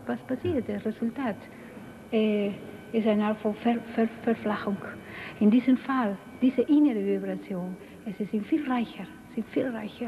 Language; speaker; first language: German; non-native, fluent; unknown